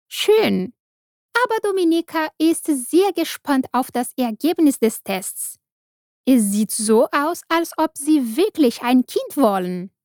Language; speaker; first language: German; non-native, fluent; Portuguese